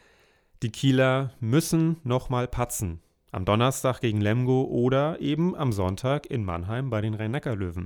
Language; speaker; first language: German; native; German